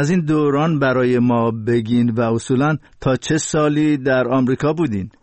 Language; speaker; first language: Persian; native; Persian